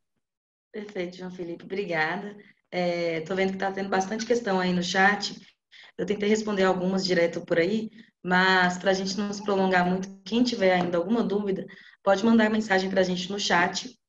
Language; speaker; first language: Portuguese; native; Portuguese